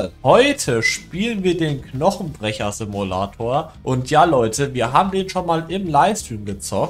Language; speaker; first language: German; native; German